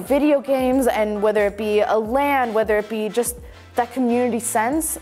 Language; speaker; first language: English; native; English